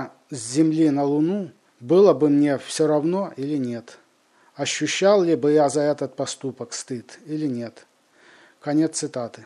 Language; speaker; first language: Russian; native; Russian